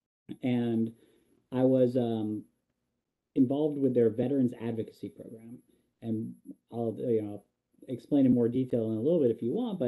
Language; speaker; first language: English; native; English